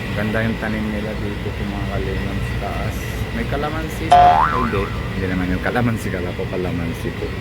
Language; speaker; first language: Filipino; non-native, local second language; Bikol